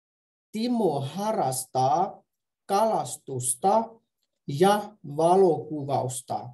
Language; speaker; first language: Finnish; non-native, fluent; Burmese